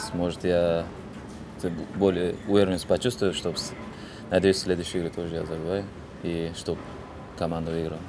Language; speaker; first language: Russian; non-native, fluent; Uzbek